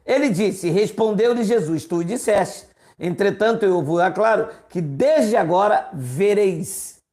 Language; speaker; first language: Portuguese; native; Portuguese